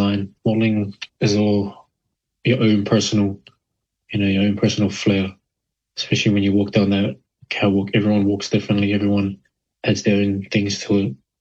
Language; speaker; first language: English; native; English